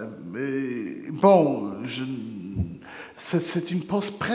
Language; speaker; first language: French; non-native, fluent; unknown